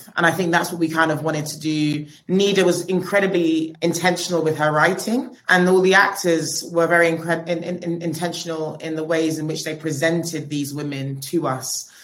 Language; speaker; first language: English; native; English